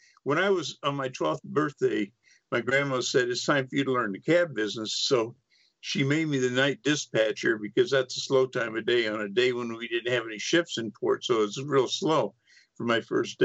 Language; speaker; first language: English; native; English